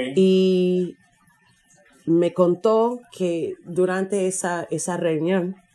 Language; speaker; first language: Spanish; non-native, fluent; English